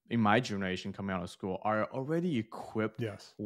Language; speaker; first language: English; early bilingual, other home language; Chinese